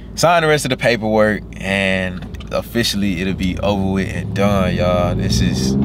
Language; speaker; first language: English; native; English